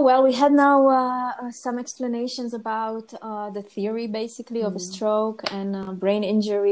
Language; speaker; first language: English; non-native, fluent; Romanian